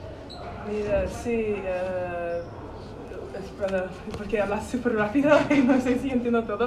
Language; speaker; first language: Spanish; non-native, learner; English